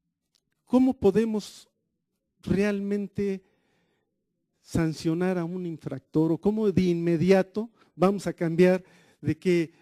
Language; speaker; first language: Spanish; native; Spanish